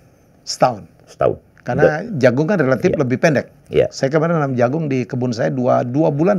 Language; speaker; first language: Indonesian; native; Indonesian